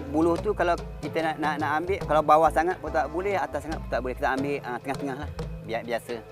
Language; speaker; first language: Malay; non-native, local second language; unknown